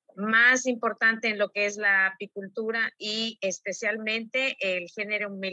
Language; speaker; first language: Spanish; native; Spanish